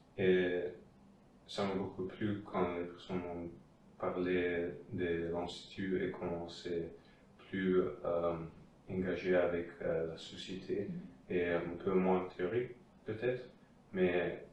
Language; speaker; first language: French; non-native, fluent; Dutch